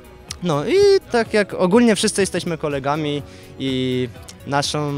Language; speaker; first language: Polish; non-native, fluent; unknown